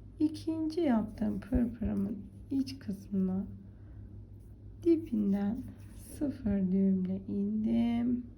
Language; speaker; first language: Turkish; native; Turkish